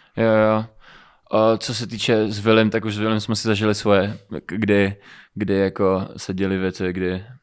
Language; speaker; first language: Czech; early bilingual, other home language; Romanian